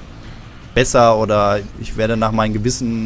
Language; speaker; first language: German; native; German